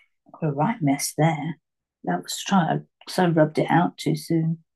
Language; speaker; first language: English; native; English